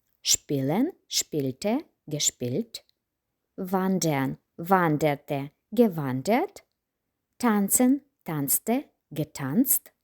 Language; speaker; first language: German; non-native, fluent; Ukrainian